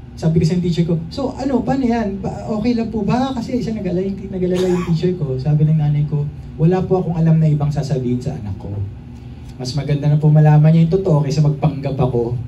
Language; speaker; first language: Filipino; native; Filipino